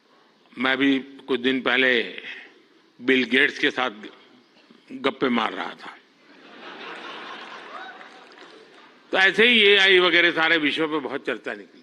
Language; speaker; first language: Hindi; non-native, local second language; Gujarati